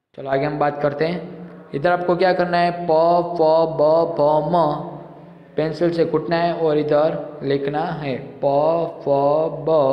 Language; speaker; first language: Hindi; non-native, local second language; Gujarati